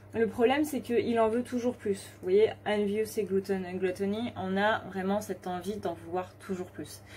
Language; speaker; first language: French; native; French